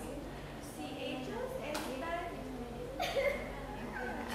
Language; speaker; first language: Spanish; non-native, learner; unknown